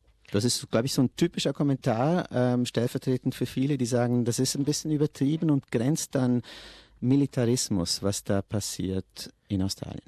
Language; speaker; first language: German; native; German